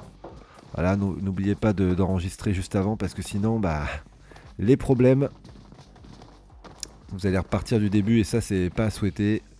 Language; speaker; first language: French; native; French